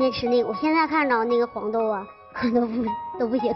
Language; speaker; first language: Chinese; native; Chinese